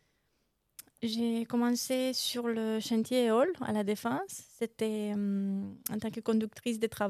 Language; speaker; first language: French; non-native, fluent; Romanian